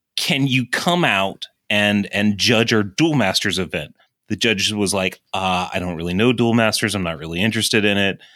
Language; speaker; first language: English; native; English